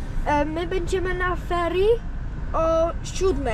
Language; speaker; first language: Polish; early bilingual, heritage; Polish